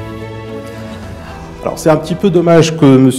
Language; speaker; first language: French; non-native, local second language; Arabic